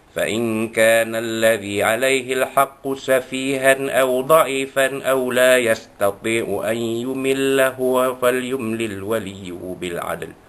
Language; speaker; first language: Arabic; non-native, learner; Malay